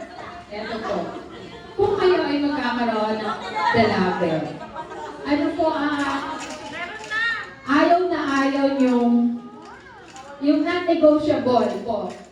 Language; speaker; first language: Filipino; native; Filipino